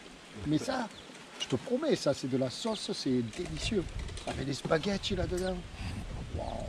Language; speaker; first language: French; native; French